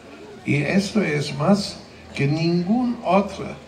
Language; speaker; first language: Spanish; non-native, fluent; German